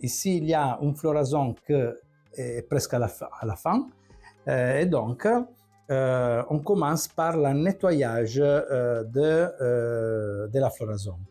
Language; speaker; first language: French; non-native, fluent; Italian